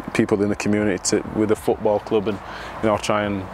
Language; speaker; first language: English; native; English